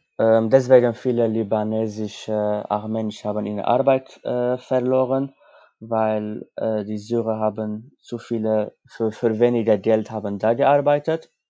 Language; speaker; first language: German; non-native, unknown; Armenian